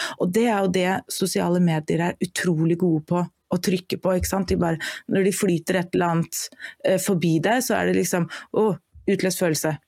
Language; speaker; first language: Norwegian; non-native, fluent; German